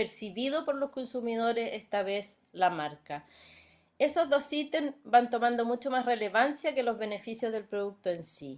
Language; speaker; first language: Spanish; native; Spanish